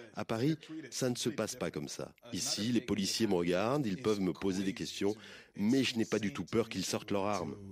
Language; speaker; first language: French; non-native, fluent; English